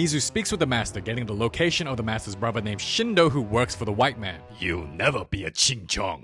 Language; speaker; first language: English; native; English